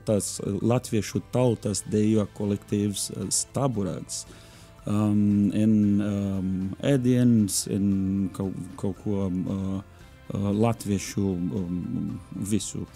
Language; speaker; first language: Latvian; non-native, learner; Portuguese